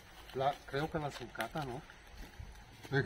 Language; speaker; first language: Spanish; non-native, fluent; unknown